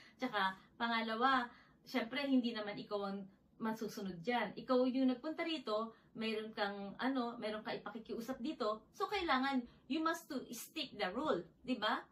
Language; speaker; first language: Filipino; native; Filipino